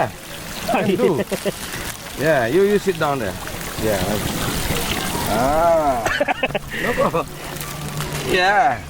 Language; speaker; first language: English; non-native, learner; Indonesian